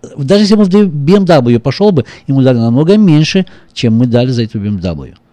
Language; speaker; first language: Russian; native; Russian